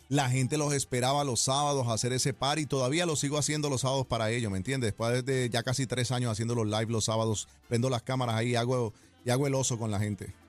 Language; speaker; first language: Spanish; early bilingual, heritage; Spanish